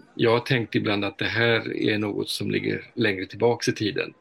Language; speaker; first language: Swedish; early bilingual, heritage; Swedish